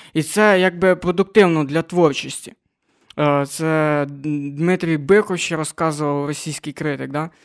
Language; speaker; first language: Ukrainian; non-native, local second language; Russian